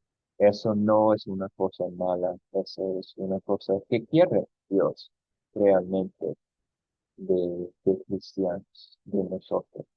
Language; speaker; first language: Spanish; non-native, fluent; English